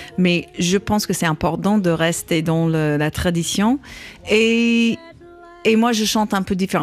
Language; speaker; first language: French; non-native, learner; English